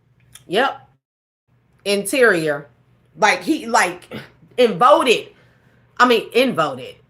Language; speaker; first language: English; native; English